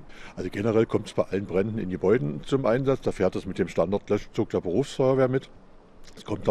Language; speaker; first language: German; native; German